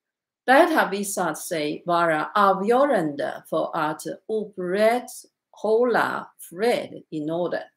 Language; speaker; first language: Swedish; non-native, learner; Chinese